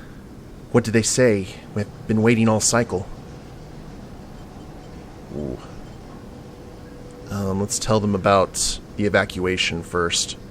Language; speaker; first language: English; native; English